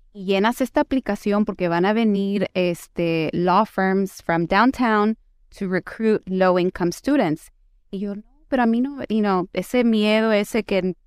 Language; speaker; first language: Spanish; early bilingual, heritage; Spanish